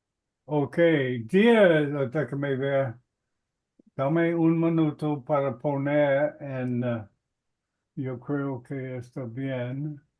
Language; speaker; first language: Spanish; non-native, learner; English